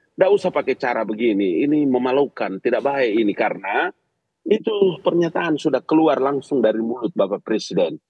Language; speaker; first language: Indonesian; native; Indonesian